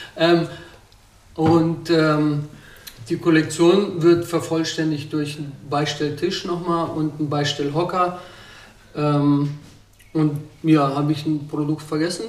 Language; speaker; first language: German; early bilingual, other home language; Russian